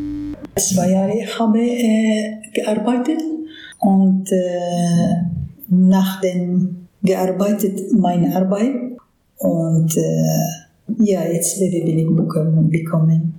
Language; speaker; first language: German; non-native, learner; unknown